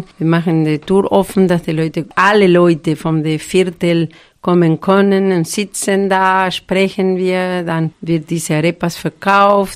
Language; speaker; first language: German; non-native, fluent; Spanish